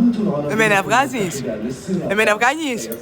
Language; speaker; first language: Greek; native; Greek